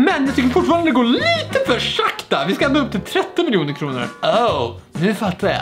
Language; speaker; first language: Swedish; native; Swedish